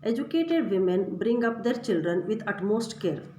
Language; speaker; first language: English; non-native, local second language; Kannada